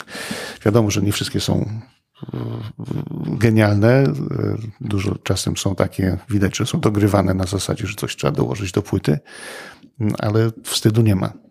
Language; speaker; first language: Polish; native; Polish